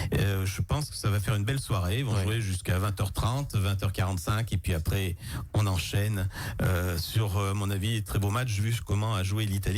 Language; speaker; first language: French; native; French